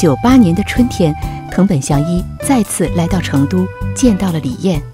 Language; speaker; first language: Chinese; native; Chinese